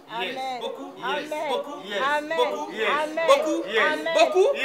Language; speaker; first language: French; non-native, local second language; Lingala